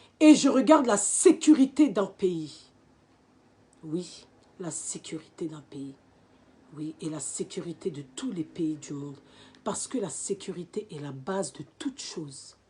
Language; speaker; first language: French; native; French